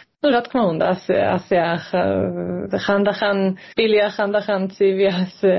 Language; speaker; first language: Georgian; early bilingual, heritage; Georgian